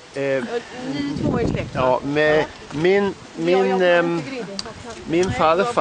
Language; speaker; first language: Swedish; non-native, fluent; English